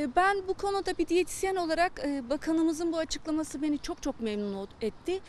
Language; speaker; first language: Turkish; native; Turkish